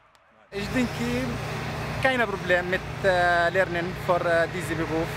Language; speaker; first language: German; non-native, learner; Arabic